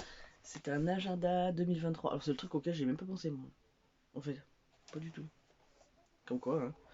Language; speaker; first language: French; native; French